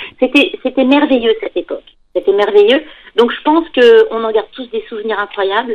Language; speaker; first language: French; native; French